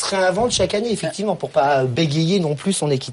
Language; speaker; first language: French; native; French